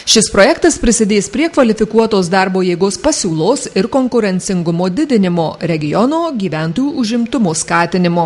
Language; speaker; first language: Lithuanian; native; Lithuanian